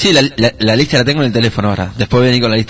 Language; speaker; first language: Spanish; native; Spanish